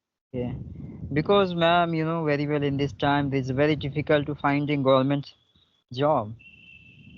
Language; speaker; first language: English; non-native, local second language; Hindi